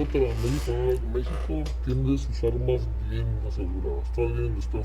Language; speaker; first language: Spanish; native; Spanish